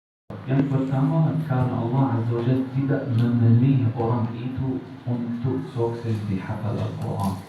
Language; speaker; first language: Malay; non-native, learner; Arabic